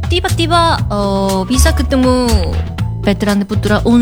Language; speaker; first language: Indonesian; non-native, learner; Korean